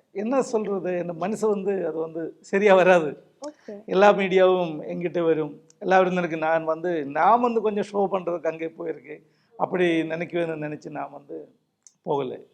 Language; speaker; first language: Tamil; non-native, local second language; Malayalam